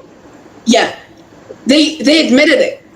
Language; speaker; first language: English; non-native, fluent; Hebrew